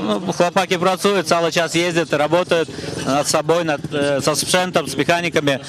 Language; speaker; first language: Polish; non-native, learner; Russian